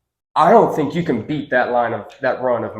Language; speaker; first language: English; native; English